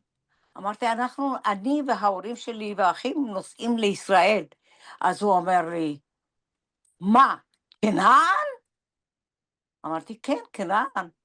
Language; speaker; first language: Hebrew; non-native, fluent; Persian